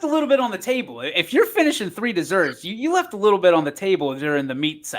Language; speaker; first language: English; native; English